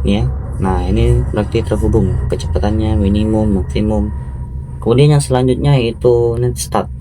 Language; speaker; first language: Indonesian; native; Indonesian